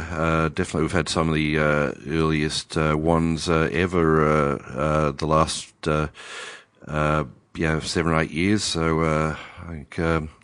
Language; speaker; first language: English; native; English